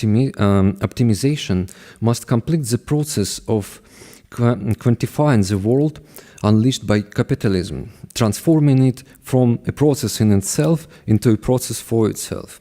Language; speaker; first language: English; non-native, fluent; Russian